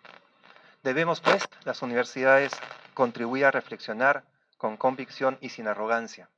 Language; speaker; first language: Spanish; native; Spanish